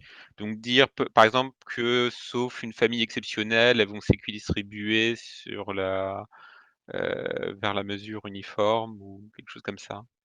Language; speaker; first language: French; native; French